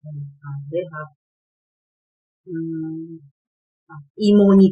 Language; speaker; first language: English; non-native, learner; Japanese